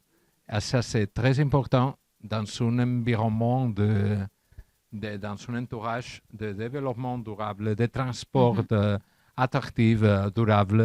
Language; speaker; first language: French; non-native, learner; Catalan